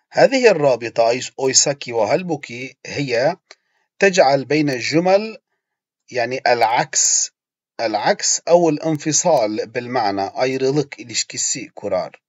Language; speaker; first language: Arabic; non-native, fluent; Turkish